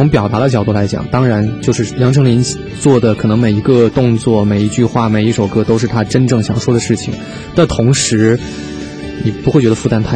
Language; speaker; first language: Chinese; native; Chinese